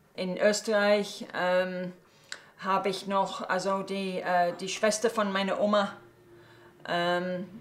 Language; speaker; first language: German; early bilingual, heritage; English